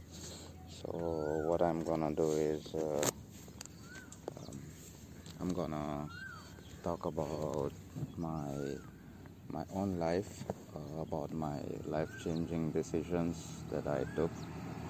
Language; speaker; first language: English; non-native, local second language; Konkani